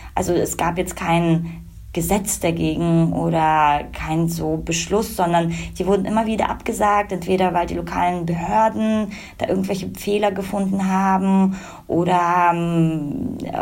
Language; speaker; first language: German; early bilingual, other home language; Russian